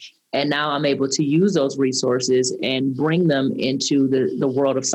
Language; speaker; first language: English; native; English